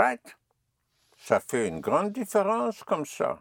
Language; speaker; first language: French; non-native, fluent; English